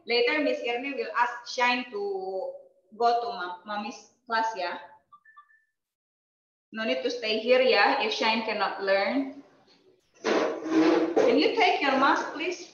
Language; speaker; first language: English; non-native, fluent; Indonesian